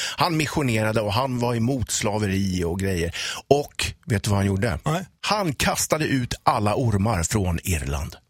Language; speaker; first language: Swedish; native; Swedish